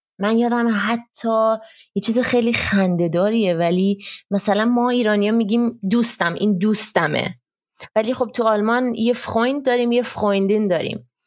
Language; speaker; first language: Persian; early bilingual, heritage; Persian